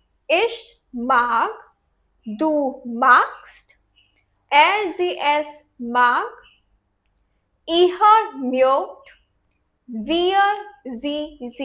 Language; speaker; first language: German; non-native, fluent; Hindi